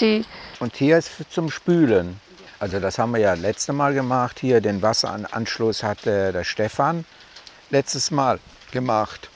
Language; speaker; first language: German; native; German